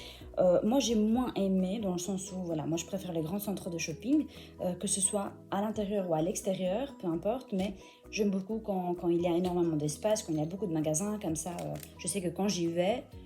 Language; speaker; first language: French; native; French